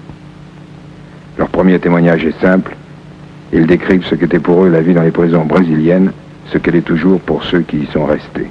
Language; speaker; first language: French; native; French